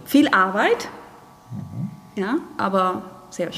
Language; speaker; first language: German; non-native, fluent; Spanish